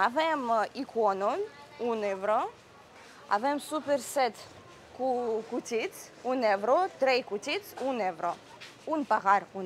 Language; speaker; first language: Romanian; non-native, learner; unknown